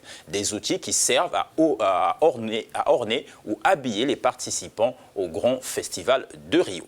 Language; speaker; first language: French; native; French